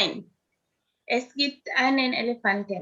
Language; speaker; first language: German; non-native, learner; English